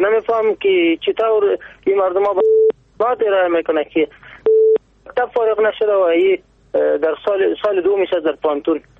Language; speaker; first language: Persian; non-native, local second language; Pashto